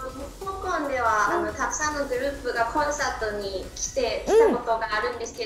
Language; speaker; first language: Japanese; non-native, fluent; Cantonese